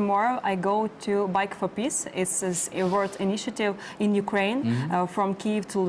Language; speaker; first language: English; non-native, learner; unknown